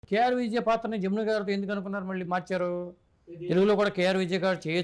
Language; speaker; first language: Telugu; native; Telugu